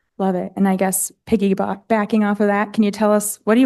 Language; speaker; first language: English; native; English